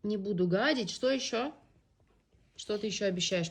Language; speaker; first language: Russian; native; Russian